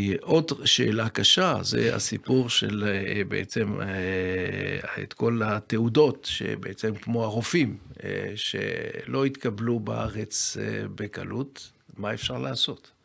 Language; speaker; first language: Hebrew; non-native, fluent; French